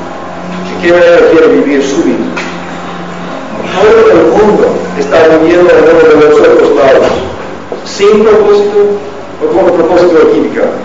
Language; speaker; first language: Spanish; non-native, learner; English